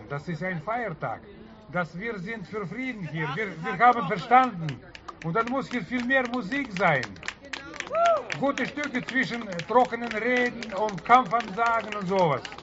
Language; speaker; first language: German; non-native, fluent; Russian